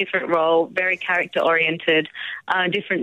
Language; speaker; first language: English; native; English